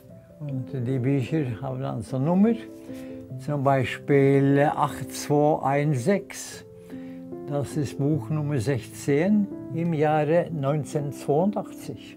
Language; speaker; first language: German; non-native, fluent; Norwegian